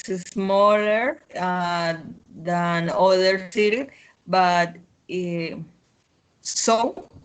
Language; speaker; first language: English; non-native, learner; Spanish